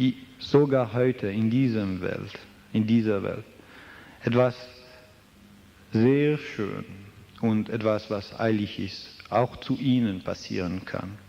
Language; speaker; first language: German; non-native, fluent; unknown